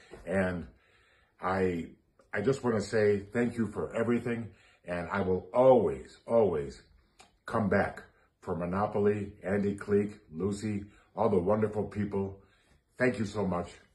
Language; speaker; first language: English; native; English